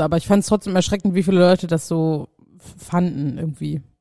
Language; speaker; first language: German; native; German